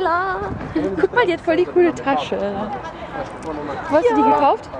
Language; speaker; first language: German; native; German